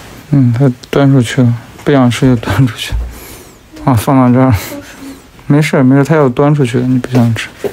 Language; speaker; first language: Chinese; native; Chinese